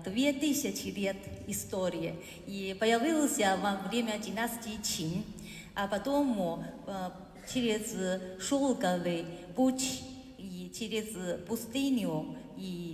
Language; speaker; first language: Russian; non-native, learner; Chinese